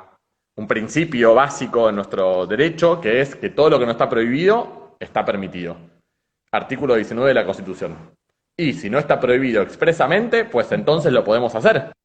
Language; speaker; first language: Spanish; native; Spanish